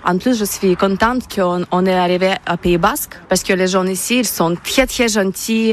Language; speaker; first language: French; non-native, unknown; Ukrainian